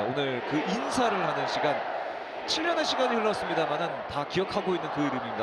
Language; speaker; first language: Korean; native; Korean